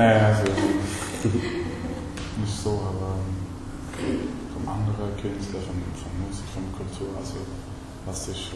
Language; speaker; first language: German; non-native, learner; Swedish